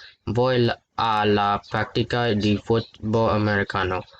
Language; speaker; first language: Spanish; non-native, learner; English